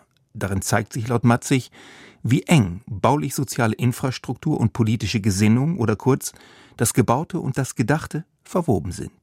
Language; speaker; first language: German; native; German